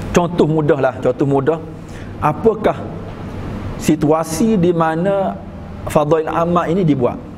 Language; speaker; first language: Malay; native; Malay